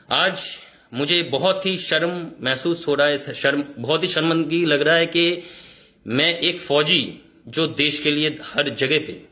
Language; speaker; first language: Hindi; non-native, local second language; Bangla